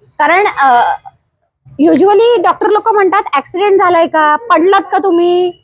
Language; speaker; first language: Marathi; native; Marathi